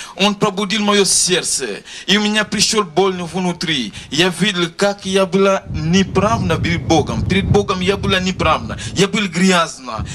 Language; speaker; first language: Russian; non-native, learner; Lingala